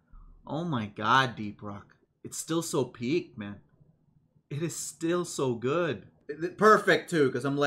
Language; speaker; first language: English; native; English